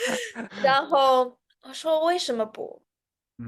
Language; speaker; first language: Chinese; non-native, fluent; Russian